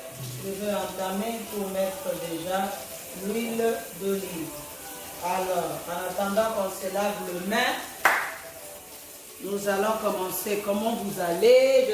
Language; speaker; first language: French; non-native, local second language; Lingala